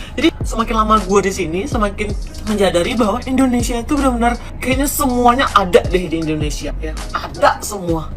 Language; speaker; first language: Indonesian; native; Indonesian